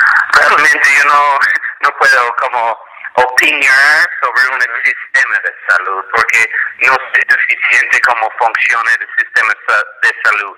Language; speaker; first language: Spanish; non-native, fluent; English